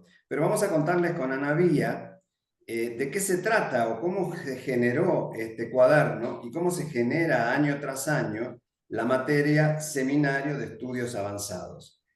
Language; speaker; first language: Spanish; native; Spanish